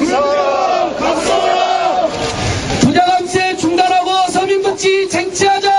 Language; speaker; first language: Korean; non-native, learner; Portuguese